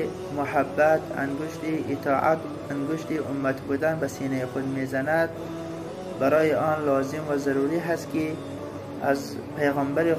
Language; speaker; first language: Persian; native; Persian